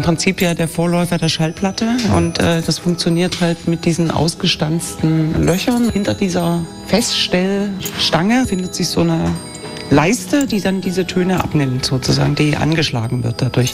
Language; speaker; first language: German; native; German